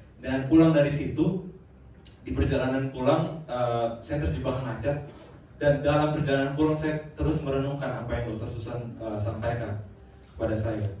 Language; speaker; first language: Indonesian; native; Indonesian